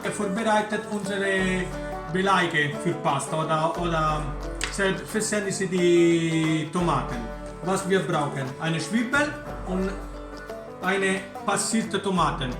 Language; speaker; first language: German; non-native, learner; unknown